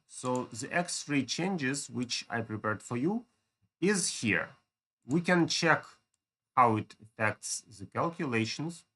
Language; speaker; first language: English; non-native, fluent; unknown